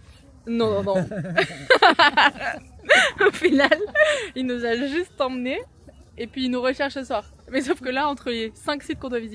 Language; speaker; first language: French; native; French